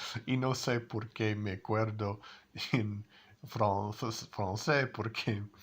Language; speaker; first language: Spanish; non-native, learner; English